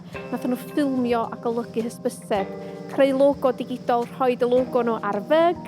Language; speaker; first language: Welsh; native; Welsh